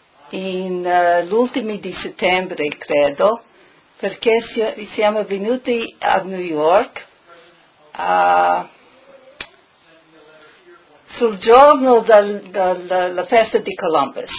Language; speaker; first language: Italian; early bilingual, heritage; Italian